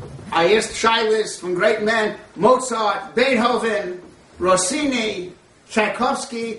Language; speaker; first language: English; native; English